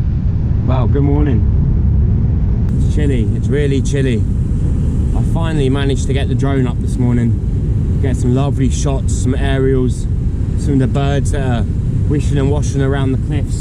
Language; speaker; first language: English; native; English